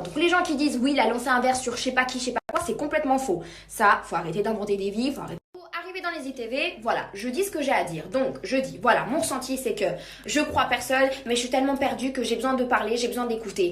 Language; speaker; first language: French; native; French